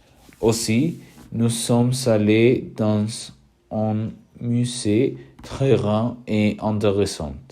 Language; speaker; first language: French; non-native, learner; Spanish